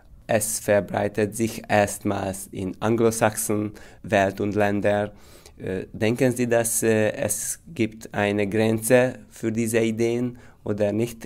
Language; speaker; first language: German; non-native, fluent; Hungarian